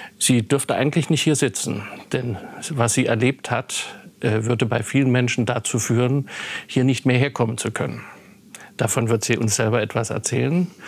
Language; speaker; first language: German; native; German